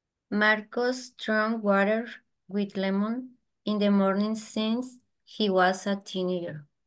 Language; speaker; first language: English; non-native, learner; Spanish